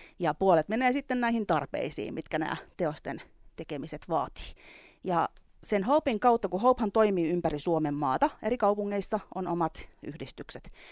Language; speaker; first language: Finnish; native; Finnish